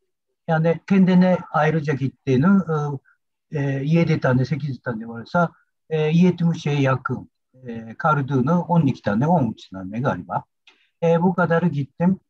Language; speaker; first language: Turkish; non-native, learner; Japanese